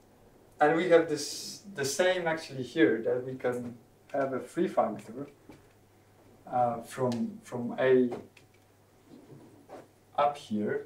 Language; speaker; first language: English; non-native, fluent; Polish